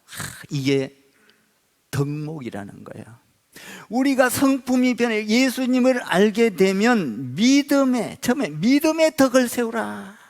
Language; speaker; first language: Korean; native; Korean